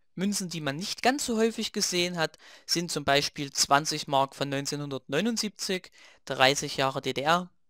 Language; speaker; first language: German; native; German